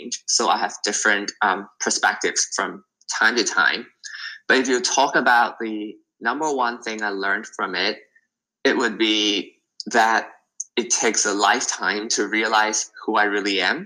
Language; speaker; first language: English; non-native, local second language; Cantonese